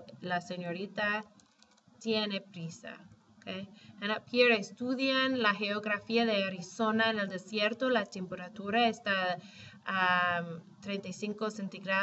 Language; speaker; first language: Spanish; non-native, fluent; English